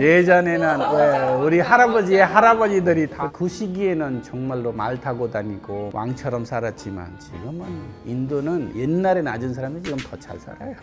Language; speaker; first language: Korean; non-native, fluent; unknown